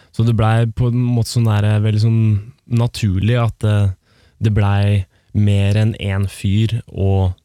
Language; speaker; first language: Norwegian; native; Norwegian